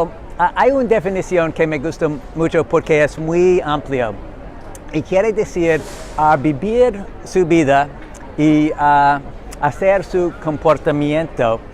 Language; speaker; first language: Spanish; non-native, learner; English